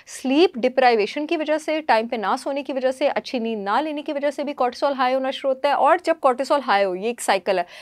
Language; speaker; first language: Urdu; native; Urdu